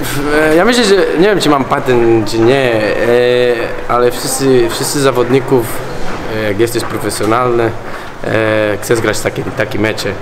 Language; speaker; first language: Polish; non-native, learner; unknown